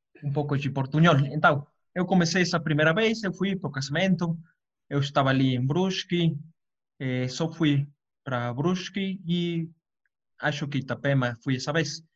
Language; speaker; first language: Portuguese; non-native, fluent; Spanish